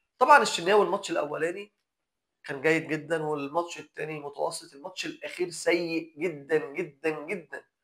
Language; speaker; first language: Arabic; native; Arabic